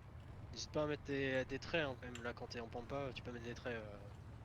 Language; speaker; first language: French; native; French